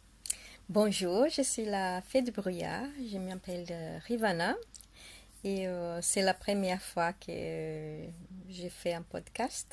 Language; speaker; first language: French; non-native, fluent; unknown